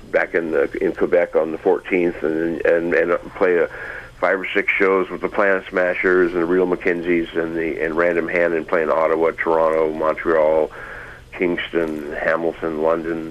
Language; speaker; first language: English; native; English